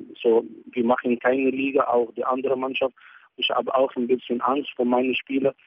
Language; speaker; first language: German; non-native, fluent; Arabic